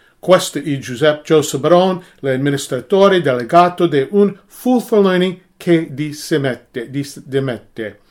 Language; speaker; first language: Italian; non-native, learner; English